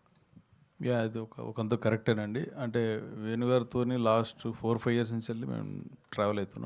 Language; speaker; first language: Telugu; native; Telugu